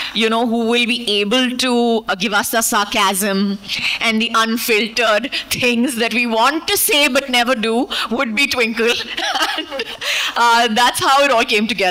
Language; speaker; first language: English; non-native, local second language; Hindi